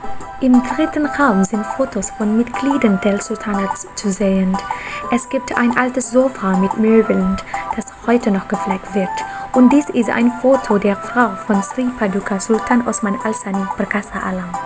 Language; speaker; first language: German; non-native, learner; Indonesian